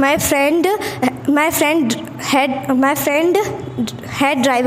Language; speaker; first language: English; non-native, learner; Hindi